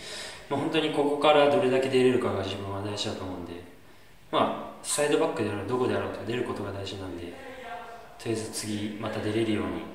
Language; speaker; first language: Japanese; native; Japanese